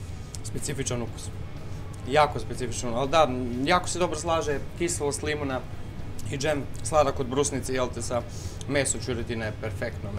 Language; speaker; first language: Serbian; native; Serbian